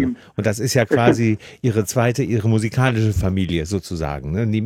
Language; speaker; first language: German; native; German